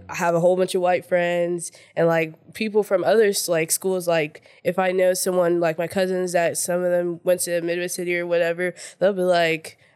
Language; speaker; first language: English; early bilingual, other home language; Haitian Creole